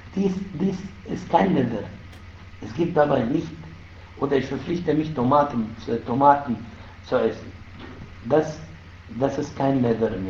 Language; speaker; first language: German; non-native, fluent; Arabic